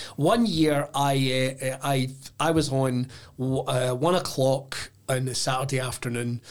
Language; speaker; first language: English; native; English